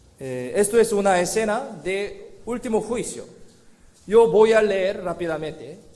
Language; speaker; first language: Spanish; non-native, fluent; Korean